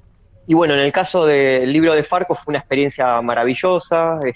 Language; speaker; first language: Spanish; native; Spanish